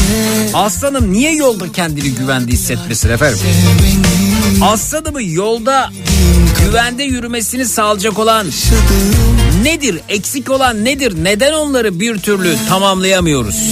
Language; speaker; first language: Turkish; native; Turkish